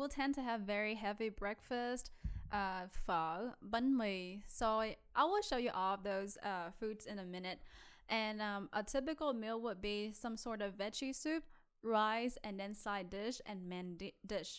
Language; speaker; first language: English; non-native, fluent; Vietnamese